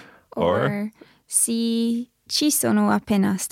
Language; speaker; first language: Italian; non-native, learner; English